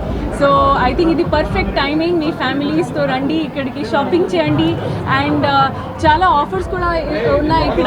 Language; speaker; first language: Telugu; non-native, fluent; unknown